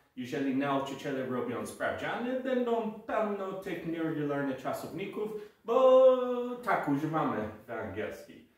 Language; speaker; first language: Polish; non-native, learner; English